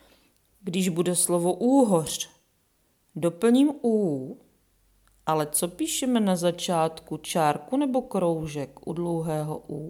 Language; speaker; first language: Czech; native; Czech